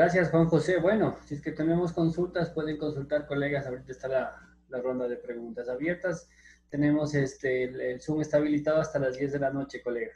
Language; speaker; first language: Spanish; native; Spanish